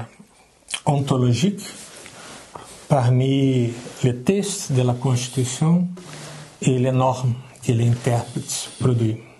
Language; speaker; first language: French; non-native, learner; Portuguese